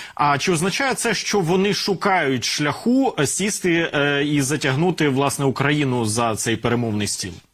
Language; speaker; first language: Ukrainian; native; Ukrainian